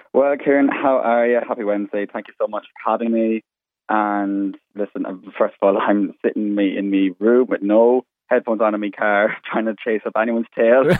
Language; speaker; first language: English; native; English